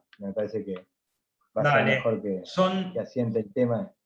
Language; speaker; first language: Spanish; native; Spanish